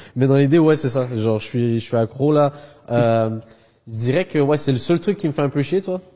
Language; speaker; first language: French; early bilingual, other home language; Arabic